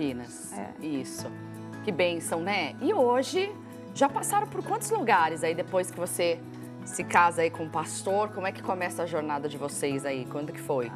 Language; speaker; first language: Portuguese; native; Portuguese